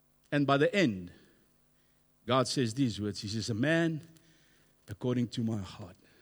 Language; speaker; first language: English; non-native, local second language; Afrikaans